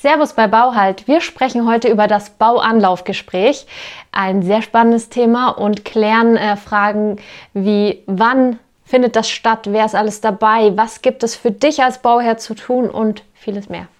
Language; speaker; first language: German; native; German